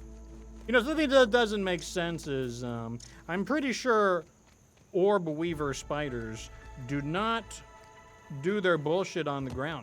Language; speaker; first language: English; native; English